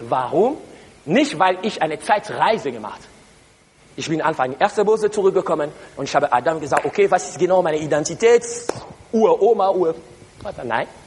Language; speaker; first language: German; non-native, learner; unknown